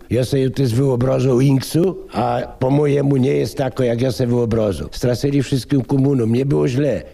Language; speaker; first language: Polish; native; Polish